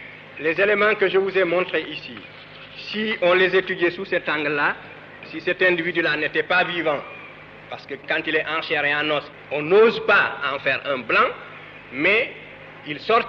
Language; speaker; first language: French; non-native, local second language; Wolof